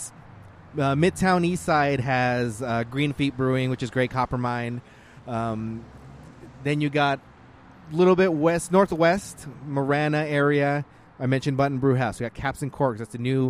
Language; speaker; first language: English; early bilingual, other home language; Spanish